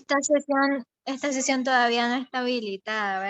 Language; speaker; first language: Spanish; native; Spanish